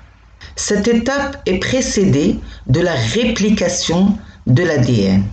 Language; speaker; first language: French; non-native, local second language; Arabic